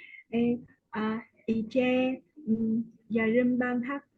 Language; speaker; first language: Korean; non-native, learner; Vietnamese